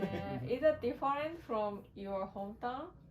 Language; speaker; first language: English; non-native, learner; Japanese